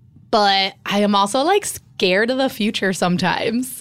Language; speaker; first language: English; native; English